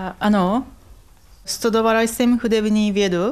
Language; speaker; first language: Czech; non-native, fluent; Japanese